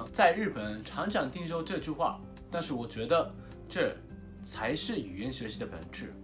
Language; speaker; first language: Chinese; non-native, fluent; Japanese